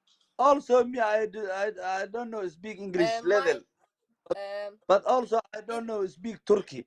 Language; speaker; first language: English; non-native, learner; Somali